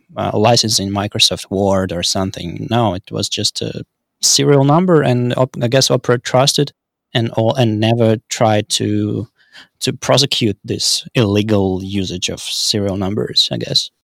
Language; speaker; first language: English; non-native, fluent; Russian